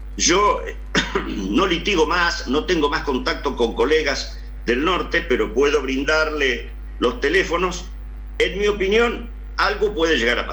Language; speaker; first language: Spanish; native; Spanish